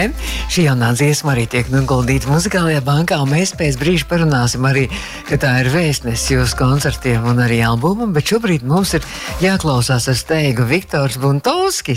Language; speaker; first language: Latvian; native; Latvian